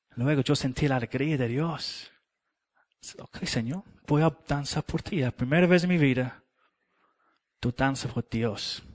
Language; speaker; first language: Spanish; non-native, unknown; English